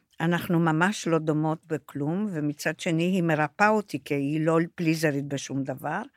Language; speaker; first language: Hebrew; non-native, fluent; Romanian